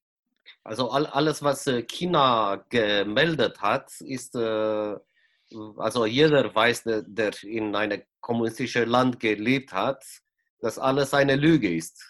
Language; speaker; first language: German; non-native, fluent; Romanian